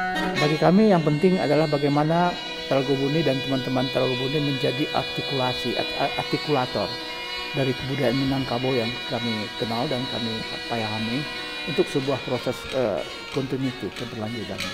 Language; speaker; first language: Indonesian; non-native, local second language; Minangkabau